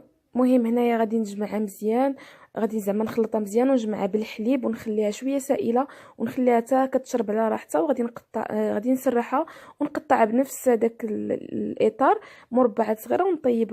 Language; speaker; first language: Arabic; native; Arabic